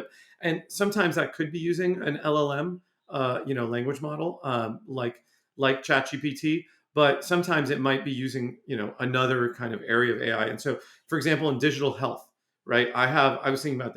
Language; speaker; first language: English; native; English